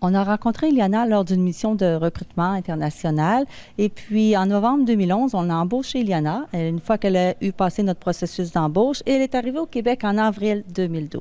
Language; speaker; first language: French; native; French